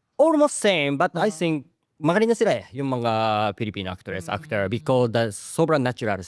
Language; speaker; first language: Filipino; non-native, learner; Japanese